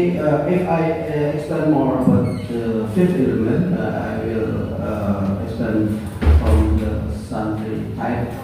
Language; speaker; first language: English; non-native, learner; Indonesian